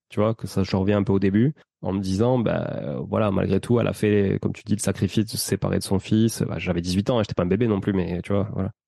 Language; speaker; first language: French; native; French